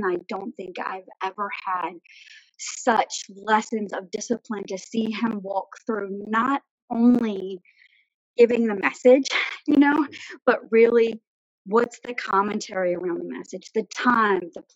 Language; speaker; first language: English; native; English